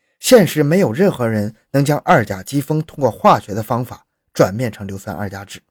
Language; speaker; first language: Chinese; native; Chinese